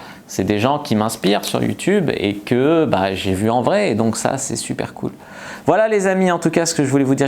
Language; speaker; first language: French; native; French